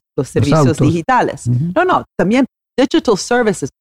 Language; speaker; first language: Spanish; non-native, fluent; Italian